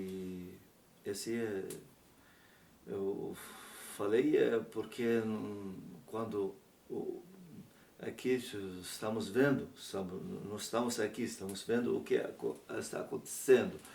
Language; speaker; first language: Portuguese; non-native, learner; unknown